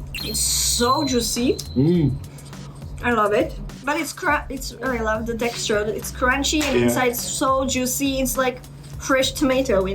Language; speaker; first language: English; non-native, fluent; Czech